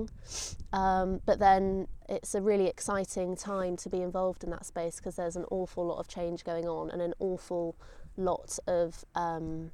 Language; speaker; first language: English; native; English